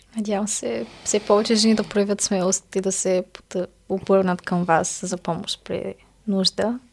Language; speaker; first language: Bulgarian; native; Bulgarian